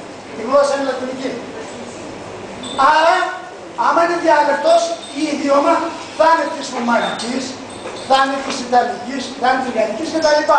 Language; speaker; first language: Greek; non-native, local second language; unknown